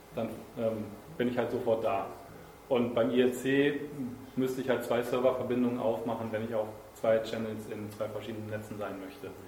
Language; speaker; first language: German; native; German